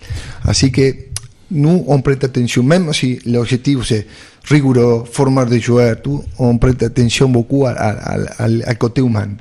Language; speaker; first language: French; non-native, fluent; Spanish